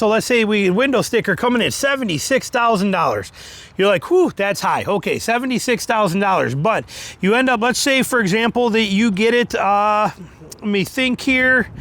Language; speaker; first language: English; native; English